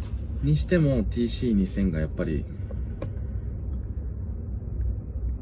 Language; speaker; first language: Japanese; native; Japanese